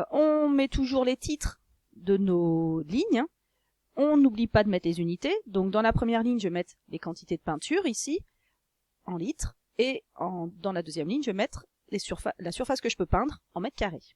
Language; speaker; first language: French; native; French